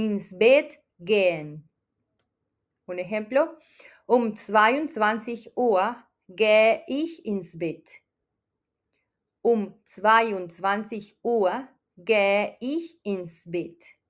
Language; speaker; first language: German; non-native, fluent; Spanish